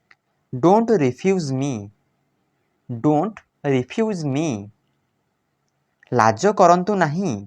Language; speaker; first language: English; non-native, local second language; Odia